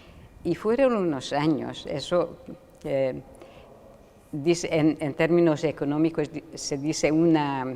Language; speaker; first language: Spanish; non-native, fluent; Hungarian